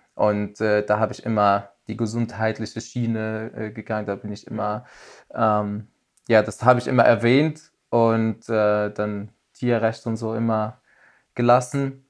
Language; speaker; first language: German; non-native, fluent; Arabic